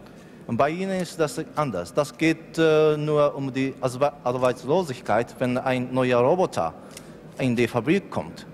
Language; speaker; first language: German; non-native, learner; Japanese